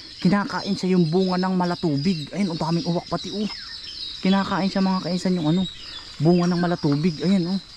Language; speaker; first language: Filipino; native; Filipino